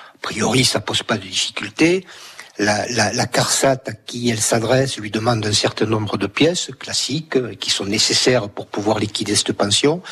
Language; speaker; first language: French; native; French